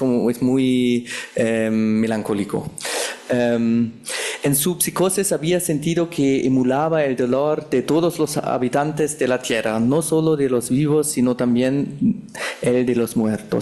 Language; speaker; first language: Spanish; non-native, fluent; German